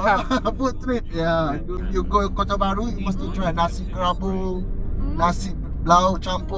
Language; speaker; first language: English; non-native, learner; Malay